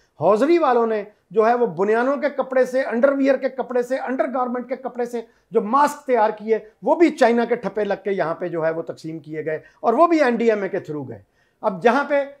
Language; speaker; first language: Urdu; non-native, local second language; Punjabi